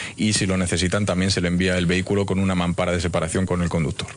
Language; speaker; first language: Spanish; native; Spanish